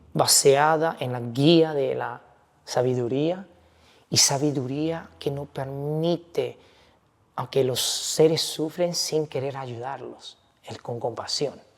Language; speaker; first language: Spanish; non-native, fluent; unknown